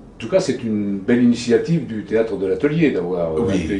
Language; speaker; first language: French; native; French